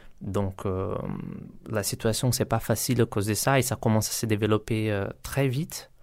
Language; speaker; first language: French; non-native, learner; Portuguese